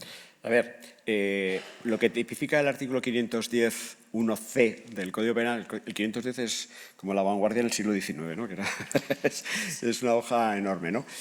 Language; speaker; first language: Spanish; native; Spanish